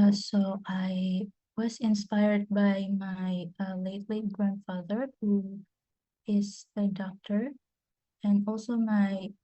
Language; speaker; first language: English; non-native, fluent; Indonesian